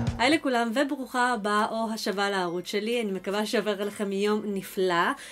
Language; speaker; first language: Hebrew; early bilingual, other home language; Russian